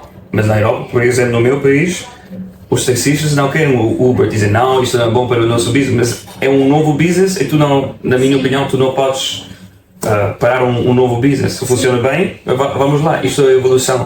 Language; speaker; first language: Portuguese; non-native, fluent; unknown